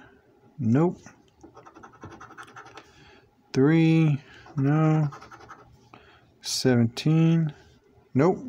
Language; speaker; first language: English; native; English